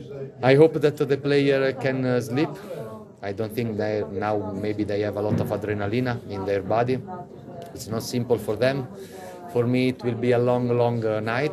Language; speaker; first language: English; non-native, fluent; Italian